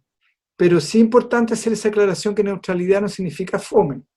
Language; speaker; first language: Spanish; native; Spanish